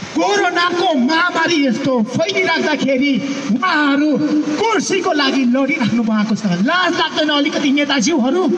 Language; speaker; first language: Nepali; non-native, local second language; Newari